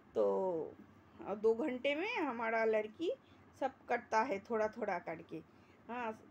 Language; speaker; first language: Hindi; non-native, local second language; Bangla